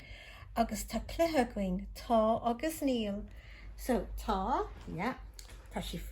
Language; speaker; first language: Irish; non-native, local second language; English